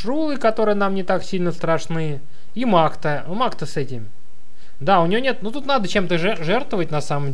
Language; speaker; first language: Russian; native; Russian